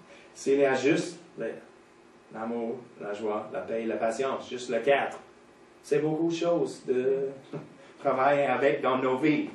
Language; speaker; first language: French; non-native, fluent; English